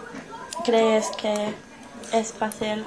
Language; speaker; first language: Spanish; non-native, learner; English